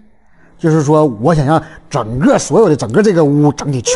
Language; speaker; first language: Chinese; native; Chinese